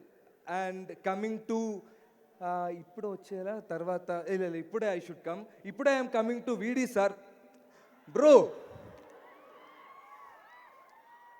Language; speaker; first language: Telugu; non-native, learner; Malayalam